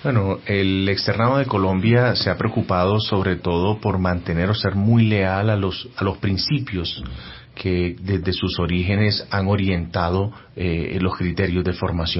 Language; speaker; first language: Spanish; native; Spanish